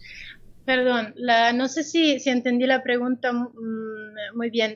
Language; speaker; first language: Spanish; non-native, fluent; Italian